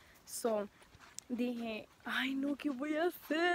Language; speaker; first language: Spanish; early bilingual, heritage; Spanish